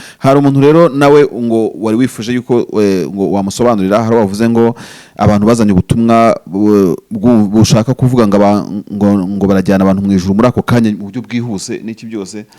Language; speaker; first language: Kinyarwanda; native; Kinyarwanda